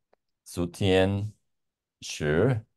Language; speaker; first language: Chinese; non-native, learner; English